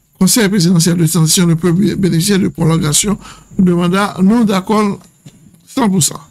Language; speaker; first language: French; non-native, local second language; Haitian Creole